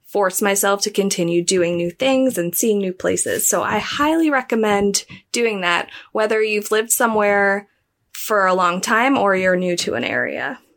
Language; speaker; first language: English; native; English